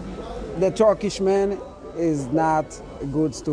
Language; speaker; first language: English; non-native, learner; Haitian Creole